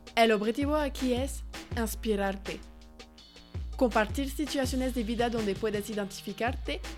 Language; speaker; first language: Spanish; non-native, fluent; French